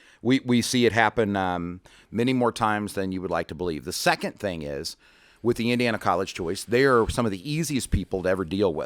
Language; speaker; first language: English; native; English